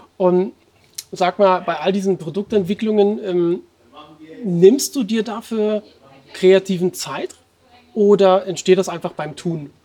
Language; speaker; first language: German; native; German